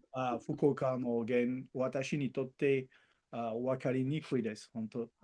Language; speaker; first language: Japanese; non-native, learner; Spanish